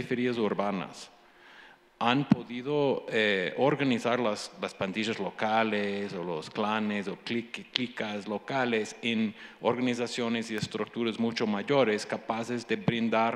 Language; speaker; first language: Spanish; non-native, fluent; English